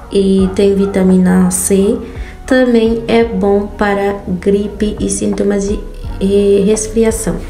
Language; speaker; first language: Portuguese; non-native, fluent; Haitian Creole